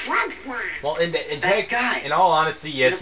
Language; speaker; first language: English; native; English